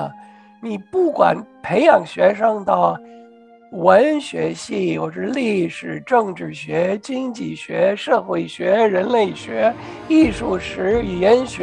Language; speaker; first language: Chinese; non-native, fluent; English